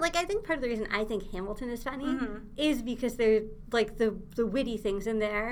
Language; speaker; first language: English; native; English